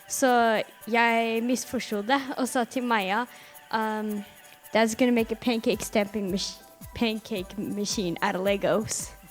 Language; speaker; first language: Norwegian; early bilingual, other home language; English